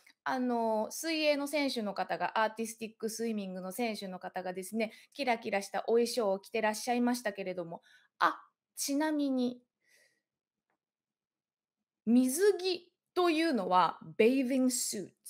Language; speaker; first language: Japanese; native; Japanese